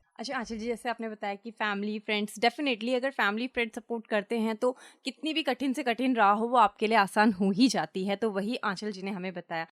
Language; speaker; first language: Hindi; native; Hindi